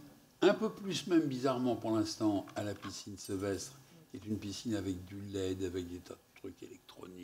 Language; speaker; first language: French; native; French